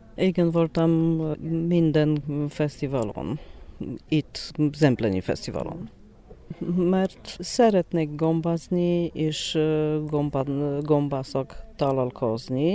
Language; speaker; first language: Hungarian; non-native, learner; Polish